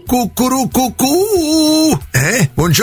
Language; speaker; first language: Italian; native; Italian